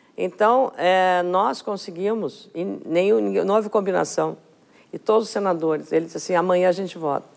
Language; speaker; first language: Portuguese; native; Portuguese